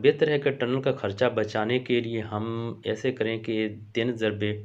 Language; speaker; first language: Hindi; non-native, local second language; Punjabi